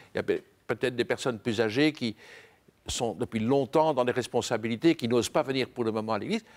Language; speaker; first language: French; native; French